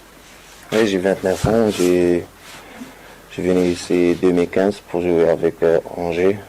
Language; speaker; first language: French; non-native, learner; Arabic